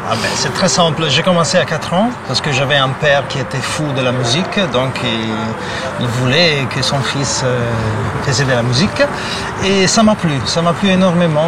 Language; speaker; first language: French; non-native, fluent; Italian